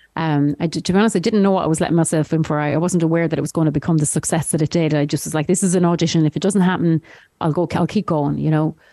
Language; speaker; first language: English; native; English